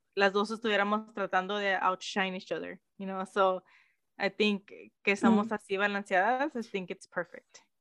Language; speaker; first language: Spanish; early bilingual, heritage; Spanish